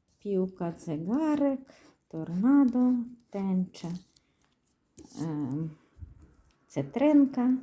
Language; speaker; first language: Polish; non-native, learner; Ukrainian